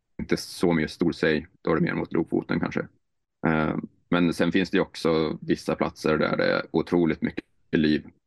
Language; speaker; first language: Swedish; native; Swedish